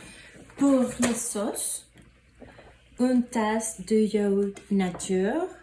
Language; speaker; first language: French; non-native, learner; Spanish